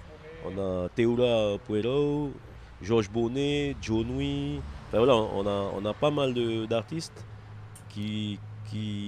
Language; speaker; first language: French; native; French